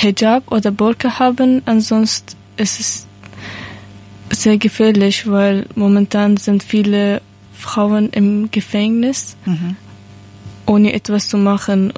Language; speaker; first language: German; non-native, learner; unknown